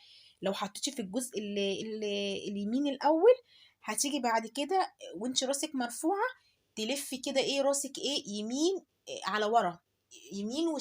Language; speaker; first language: Arabic; native; Arabic